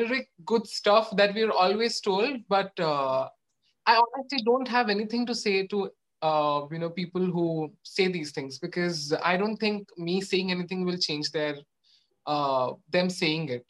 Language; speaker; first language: English; non-native, local second language; Odia